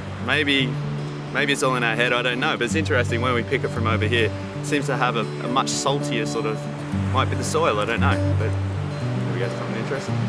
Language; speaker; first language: English; native; English